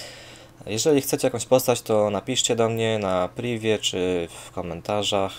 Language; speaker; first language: Polish; native; Polish